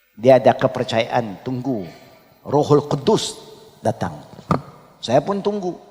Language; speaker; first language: Malay; non-native, local second language; Chinese